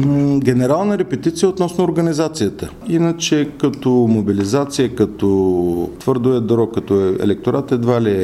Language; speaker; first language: Bulgarian; native; Bulgarian